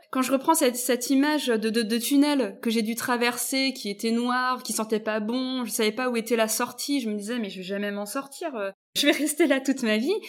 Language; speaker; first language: French; native; French